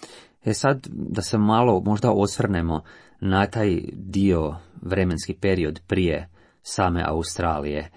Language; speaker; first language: Croatian; native; Croatian